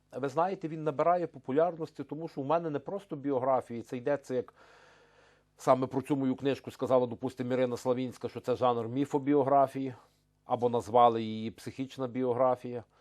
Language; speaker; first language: Ukrainian; native; Ukrainian